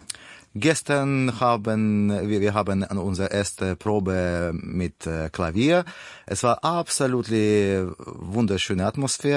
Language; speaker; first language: German; non-native, learner; Russian